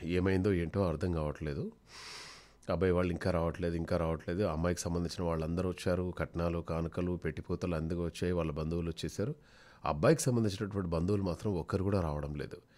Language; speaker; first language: Telugu; native; Telugu